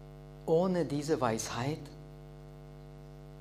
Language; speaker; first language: German; non-native, fluent; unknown